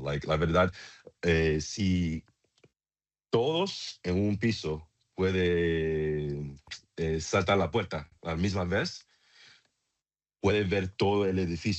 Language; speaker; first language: Spanish; non-native, learner; English